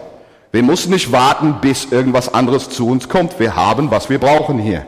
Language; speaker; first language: German; non-native, fluent; English